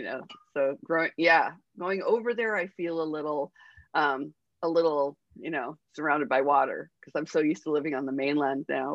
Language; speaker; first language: English; native; English